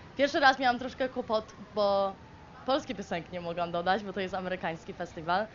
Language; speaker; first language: Polish; early bilingual, heritage; Polish